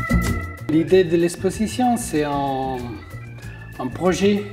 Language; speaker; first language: French; non-native, fluent; Spanish